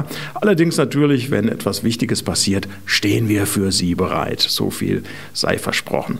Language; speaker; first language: German; native; German